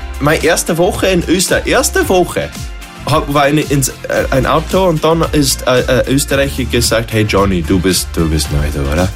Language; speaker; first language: German; non-native, learner; English